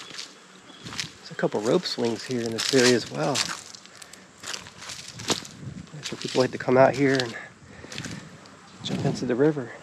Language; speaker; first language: English; native; English